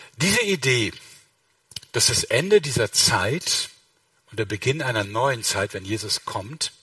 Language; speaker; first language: German; native; German